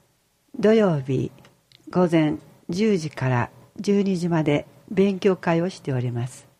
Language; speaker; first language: Japanese; native; Japanese